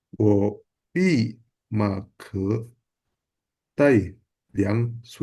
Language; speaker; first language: Chinese; non-native, learner; Indonesian